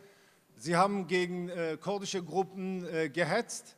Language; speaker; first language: German; non-native, fluent; Kurdish